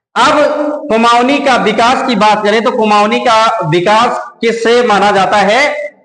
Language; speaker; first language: Hindi; native; Hindi